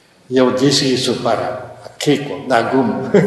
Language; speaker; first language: Portuguese; early bilingual, other home language; Japanese